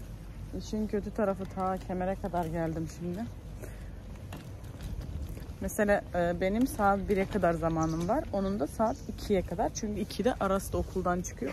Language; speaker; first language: Turkish; early bilingual, heritage; Turkish